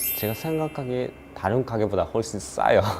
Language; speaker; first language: Korean; non-native, learner; Japanese